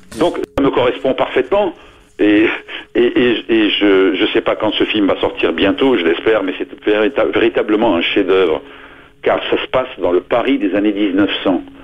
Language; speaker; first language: French; non-native, local second language; Arabic